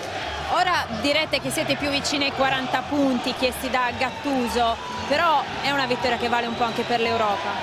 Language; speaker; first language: Italian; native; Italian